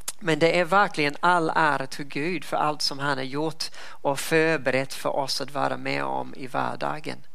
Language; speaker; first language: Swedish; non-native, fluent; English